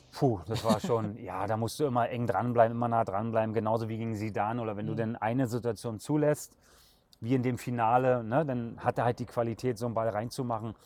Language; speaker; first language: German; native; German